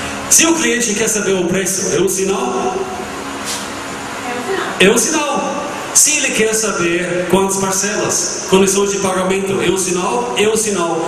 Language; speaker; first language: Portuguese; non-native, fluent; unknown